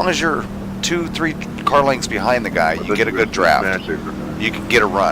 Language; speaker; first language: English; native; English